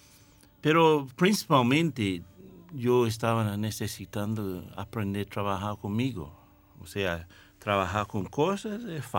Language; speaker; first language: Spanish; non-native, fluent; English